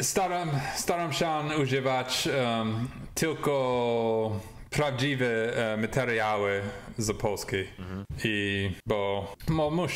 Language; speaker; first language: Polish; non-native, learner; English